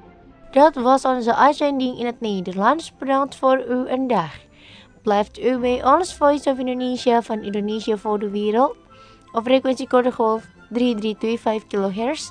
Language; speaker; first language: Dutch; non-native, fluent; Indonesian